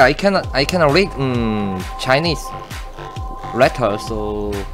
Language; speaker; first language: English; non-native, learner; Korean